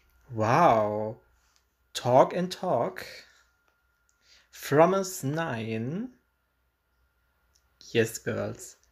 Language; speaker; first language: English; non-native, learner; German